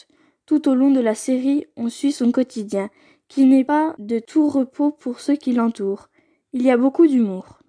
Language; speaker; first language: French; native; French